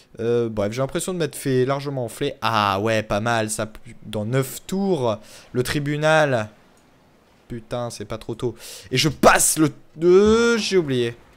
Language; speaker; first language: French; native; French